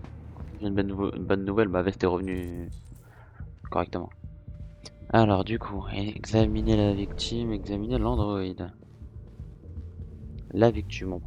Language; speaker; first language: French; native; French